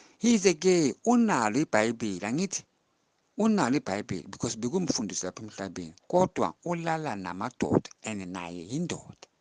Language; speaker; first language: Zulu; non-native, local second language; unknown